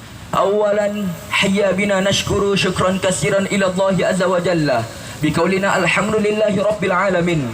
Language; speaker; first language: Arabic; non-native, learner; Indonesian